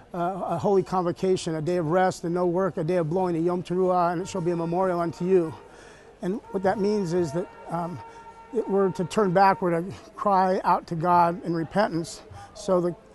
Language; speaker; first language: English; native; English